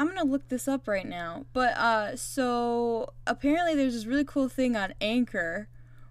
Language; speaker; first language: English; native; English